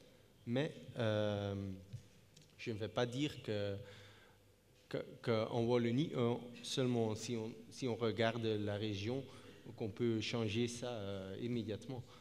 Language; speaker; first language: French; non-native, fluent; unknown